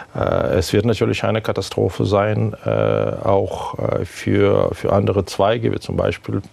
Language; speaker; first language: German; non-native, fluent; Ukrainian